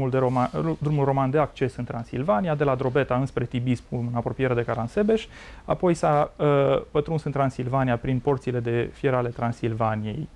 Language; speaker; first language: Romanian; native; Romanian